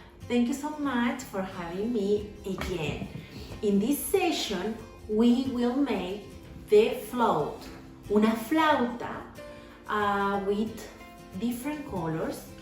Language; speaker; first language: English; non-native, learner; Spanish